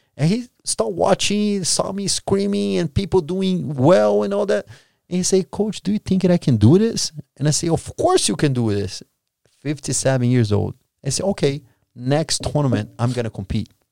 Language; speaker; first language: English; non-native, fluent; Portuguese